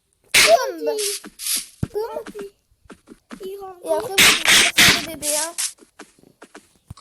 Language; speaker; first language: French; native; French